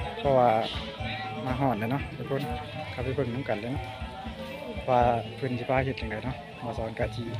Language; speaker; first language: Thai; non-native, local second language; Lao